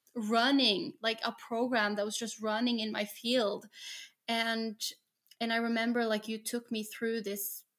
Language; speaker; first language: English; non-native, fluent; Norwegian